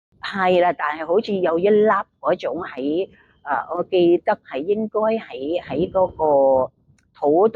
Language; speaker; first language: Cantonese; non-native, learner; Thai